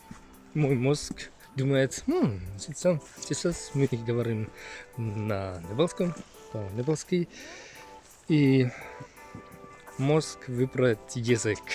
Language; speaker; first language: Russian; non-native, learner; Finnish